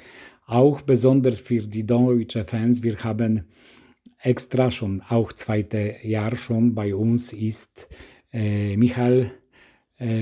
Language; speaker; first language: German; non-native, learner; Polish